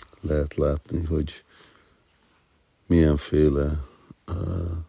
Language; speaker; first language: Hungarian; early bilingual, heritage; Hungarian